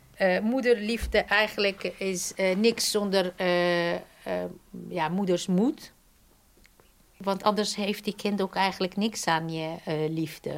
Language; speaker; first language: Dutch; non-native, fluent; Persian